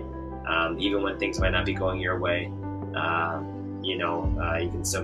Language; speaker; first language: English; native; English